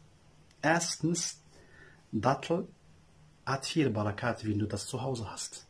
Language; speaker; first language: German; non-native, learner; Arabic